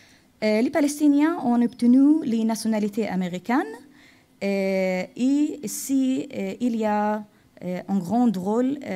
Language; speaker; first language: French; non-native, fluent; Arabic